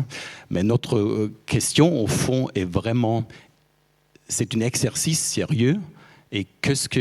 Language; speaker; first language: French; non-native, fluent; German